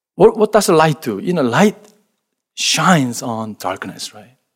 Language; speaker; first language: English; non-native, fluent; Korean